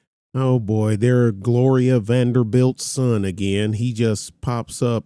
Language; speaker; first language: English; native; English